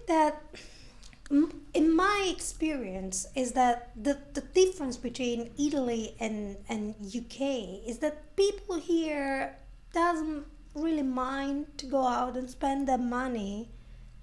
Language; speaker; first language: English; non-native, fluent; Italian